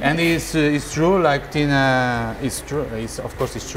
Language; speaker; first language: English; non-native, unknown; Portuguese